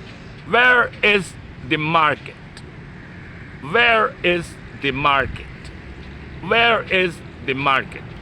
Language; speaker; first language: English; non-native, fluent; Urdu